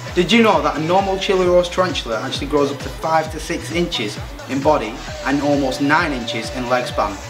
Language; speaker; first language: English; native; English